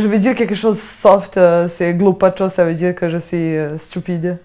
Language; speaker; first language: French; non-native, fluent; Serbian